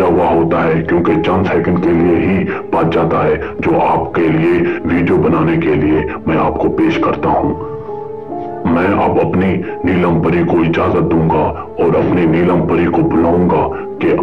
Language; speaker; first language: Urdu; native; Urdu